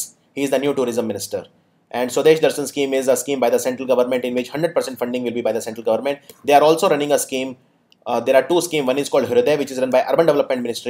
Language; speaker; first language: English; non-native, local second language; Hindi